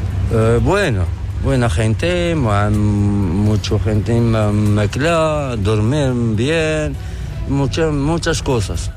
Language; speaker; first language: Spanish; non-native, learner; Arabic